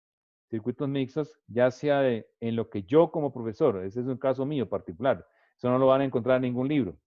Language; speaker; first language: Spanish; native; Spanish